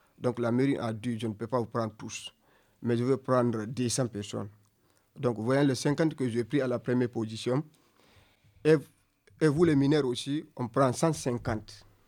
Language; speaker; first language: French; non-native, local second language; Fula